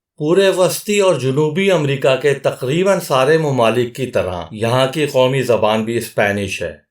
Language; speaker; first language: Urdu; native; Urdu